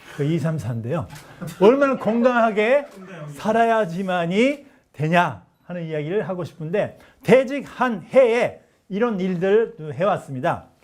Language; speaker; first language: Korean; non-native, fluent; Japanese